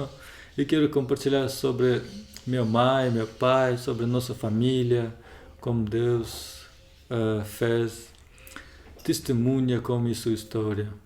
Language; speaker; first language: Portuguese; non-native, learner; Russian